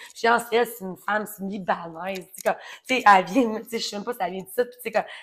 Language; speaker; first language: French; native; French